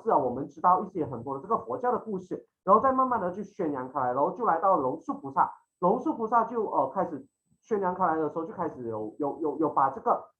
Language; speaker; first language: Chinese; native; Chinese